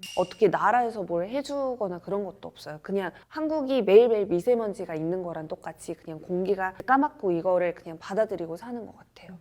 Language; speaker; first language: Korean; non-native, fluent; Mongolian